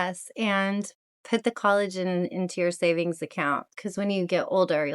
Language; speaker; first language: English; native; English